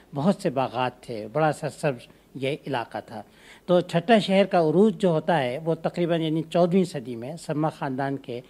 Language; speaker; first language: Urdu; native; Urdu